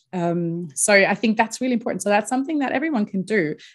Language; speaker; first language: English; non-native, fluent; German